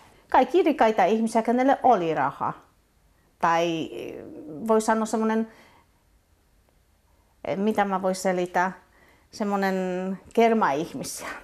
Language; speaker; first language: Finnish; non-native, fluent; Polish